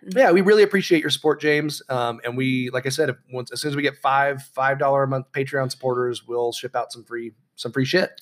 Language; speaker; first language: English; native; English